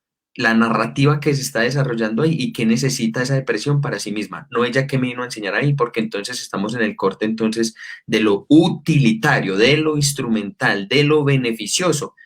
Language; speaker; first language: Spanish; native; Spanish